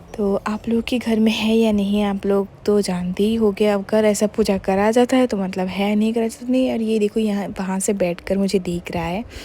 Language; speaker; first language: Hindi; non-native, local second language; Bangla